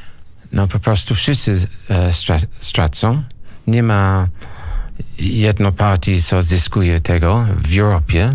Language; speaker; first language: Polish; non-native, learner; English